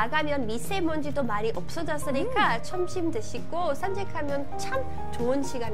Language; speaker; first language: Korean; non-native, learner; English